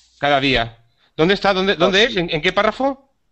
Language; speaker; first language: Spanish; native; Spanish